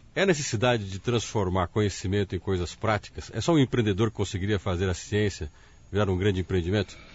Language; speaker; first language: Portuguese; native; Portuguese